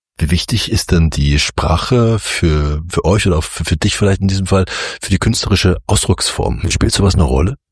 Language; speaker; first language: German; native; German